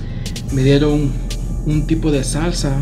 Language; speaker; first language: Spanish; early bilingual, other home language; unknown